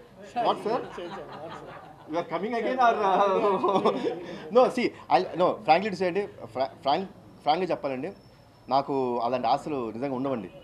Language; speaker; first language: Telugu; native; Telugu